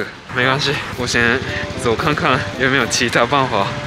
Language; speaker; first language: Chinese; early bilingual, heritage; Japanese